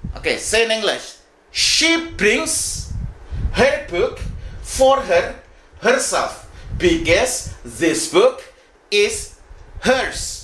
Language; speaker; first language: English; non-native, fluent; Indonesian